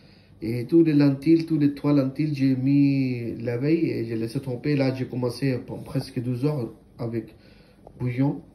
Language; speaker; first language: French; non-native, learner; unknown